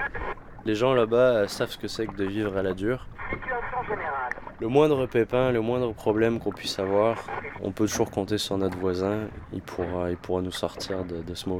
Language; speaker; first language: French; native; French